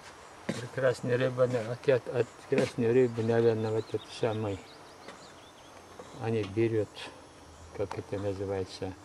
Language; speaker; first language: Russian; non-native, local second language; Uyghur